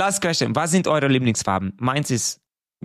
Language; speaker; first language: German; non-native, fluent; Hungarian